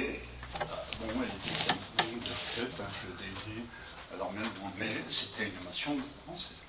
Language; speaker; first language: French; native; French